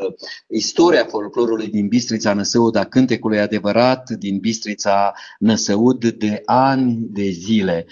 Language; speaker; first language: Romanian; native; Romanian